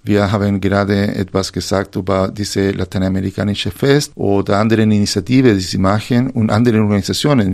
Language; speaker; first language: German; non-native, fluent; Spanish